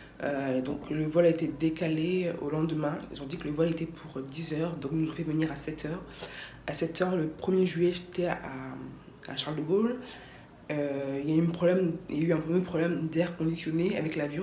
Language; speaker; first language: French; native; French